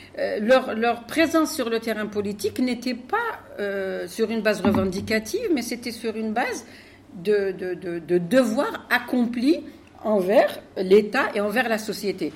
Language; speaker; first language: French; non-native, local second language; Arabic